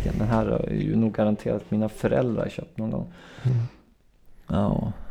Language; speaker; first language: Swedish; native; Swedish